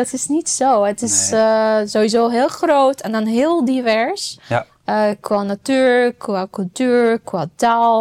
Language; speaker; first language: Dutch; non-native, fluent; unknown